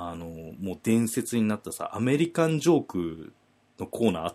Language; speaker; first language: Japanese; native; Japanese